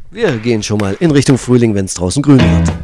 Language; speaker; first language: German; native; German